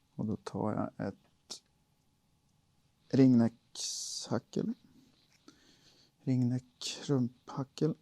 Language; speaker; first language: Swedish; native; Swedish